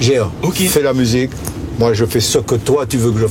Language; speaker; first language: French; native; French